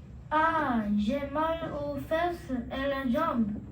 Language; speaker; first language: French; non-native, learner; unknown